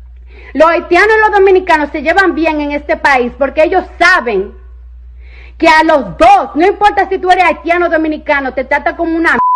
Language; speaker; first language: Spanish; early bilingual, heritage; Spanish